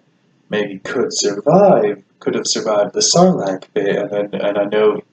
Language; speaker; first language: English; native; English